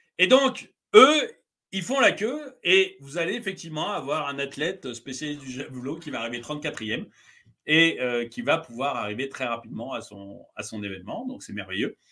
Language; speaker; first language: French; native; French